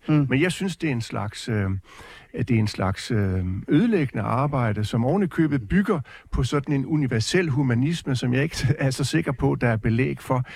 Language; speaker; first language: Danish; native; Danish